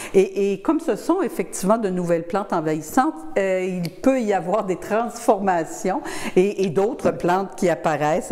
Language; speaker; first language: French; native; French